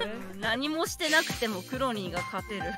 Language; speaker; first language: Japanese; native; Japanese